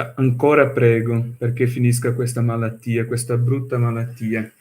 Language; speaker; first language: Italian; non-native, fluent; Portuguese